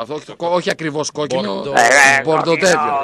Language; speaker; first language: Greek; native; Greek